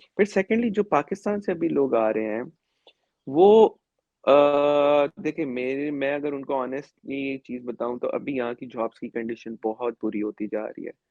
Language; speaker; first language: Urdu; native; Urdu